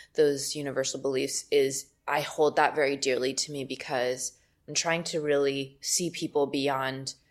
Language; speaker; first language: English; native; English